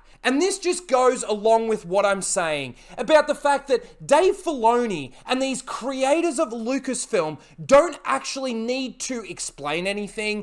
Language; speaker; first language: English; native; English